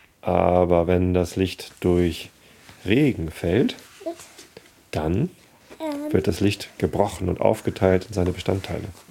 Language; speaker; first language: German; native; German